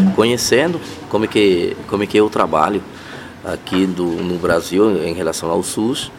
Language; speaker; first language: Portuguese; non-native, fluent; Spanish